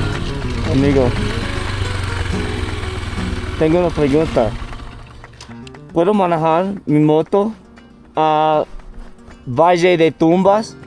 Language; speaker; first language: Spanish; non-native, learner; English